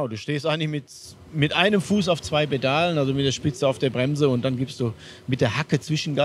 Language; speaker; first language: German; native; German